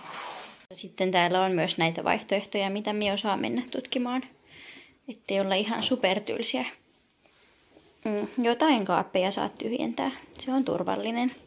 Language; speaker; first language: Finnish; native; Finnish